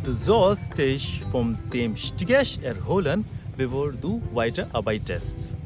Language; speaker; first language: German; non-native, fluent; Hindi